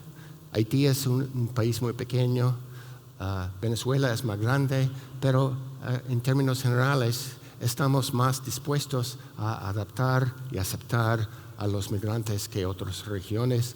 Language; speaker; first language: Spanish; non-native, fluent; English